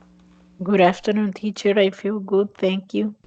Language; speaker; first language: English; non-native, fluent; Spanish